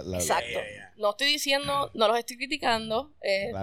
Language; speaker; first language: Spanish; native; Spanish